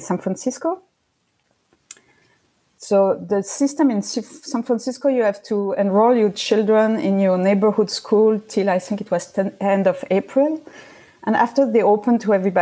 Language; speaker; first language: English; non-native, fluent; French